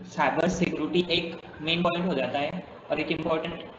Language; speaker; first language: Hindi; non-native, local second language; Marathi